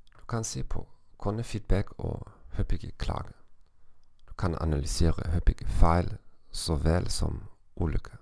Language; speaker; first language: Danish; non-native, fluent; German